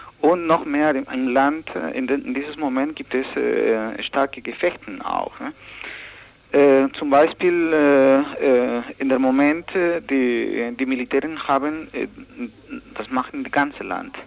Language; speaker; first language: German; non-native, learner; Spanish